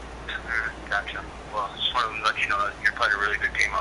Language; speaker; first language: English; native; English